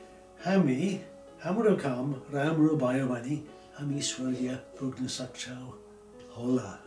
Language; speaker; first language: Nepali; non-native, fluent; English